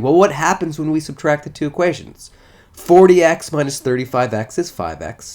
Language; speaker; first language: English; native; English